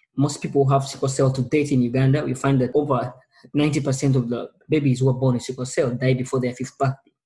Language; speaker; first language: English; non-native, local second language; Ganda